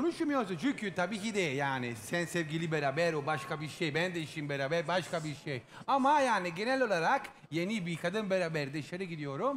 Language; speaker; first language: Turkish; non-native, learner; English